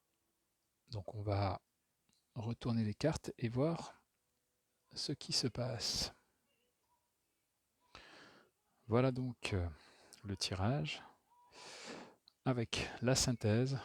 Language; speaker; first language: French; native; French